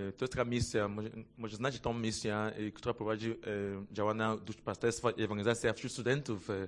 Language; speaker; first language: Polish; non-native, fluent; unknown